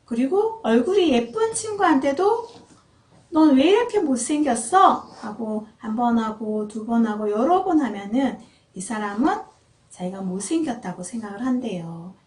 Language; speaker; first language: Korean; native; Korean